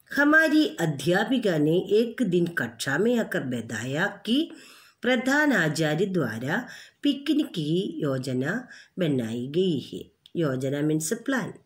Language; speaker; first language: Hindi; non-native, local second language; Malayalam